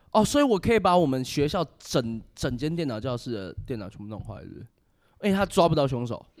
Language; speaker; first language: Chinese; native; Chinese